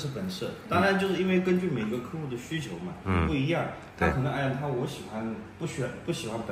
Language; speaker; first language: Chinese; native; Chinese